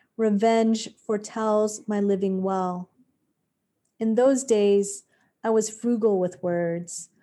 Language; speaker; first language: English; native; English